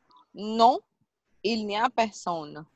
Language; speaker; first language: French; non-native, learner; Portuguese